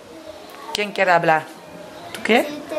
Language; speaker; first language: Spanish; non-native, learner; French